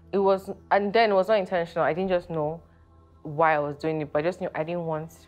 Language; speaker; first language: English; non-native, local second language; Yoruba